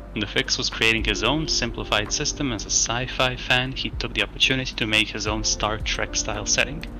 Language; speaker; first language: English; non-native, fluent; Greek